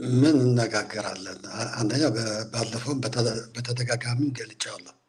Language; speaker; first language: Amharic; non-native, local second language; Tigrinya